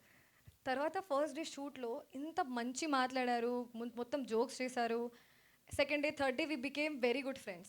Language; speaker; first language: Telugu; non-native, local second language; Hindi